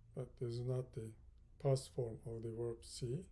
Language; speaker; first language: English; non-native, fluent; Turkish